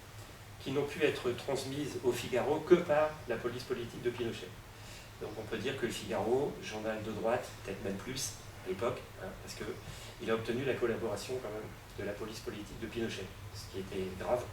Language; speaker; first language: French; native; French